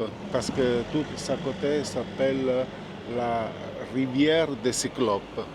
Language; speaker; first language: French; non-native, learner; Italian